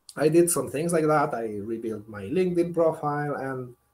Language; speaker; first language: English; non-native, fluent; Spanish